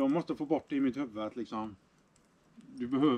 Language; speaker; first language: Swedish; native; Swedish